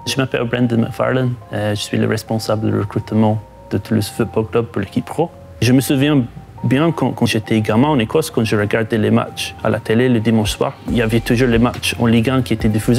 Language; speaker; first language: French; non-native, fluent; English